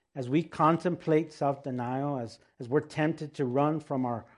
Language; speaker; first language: English; early bilingual, other home language; Spanish